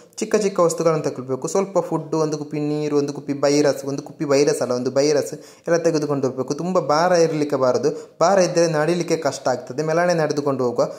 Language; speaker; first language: Kannada; non-native, local second language; Tulu